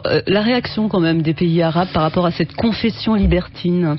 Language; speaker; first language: French; native; French